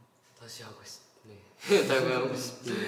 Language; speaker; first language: Korean; non-native, fluent; Japanese